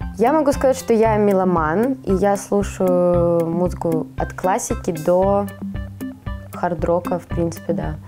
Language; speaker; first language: Russian; native; Russian